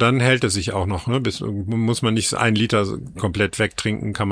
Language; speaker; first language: German; native; German